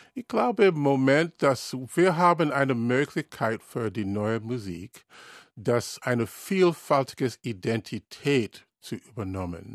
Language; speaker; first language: German; non-native, learner; English